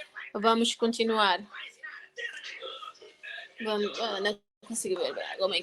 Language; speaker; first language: Portuguese; non-native, local second language; Tetum